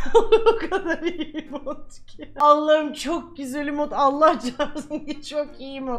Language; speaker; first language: Turkish; native; Turkish